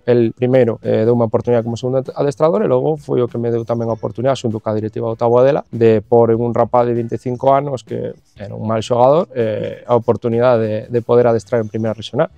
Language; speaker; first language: Galician; native; Galician